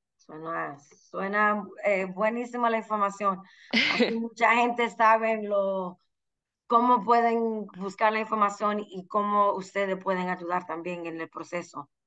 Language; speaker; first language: Spanish; early bilingual, heritage; Spanish